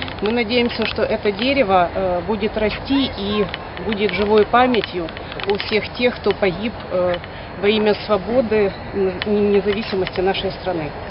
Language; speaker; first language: Russian; non-native, local second language; Ukrainian